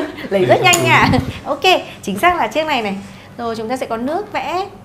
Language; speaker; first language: Vietnamese; native; Vietnamese